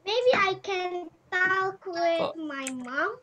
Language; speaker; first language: English; non-native, learner; Indonesian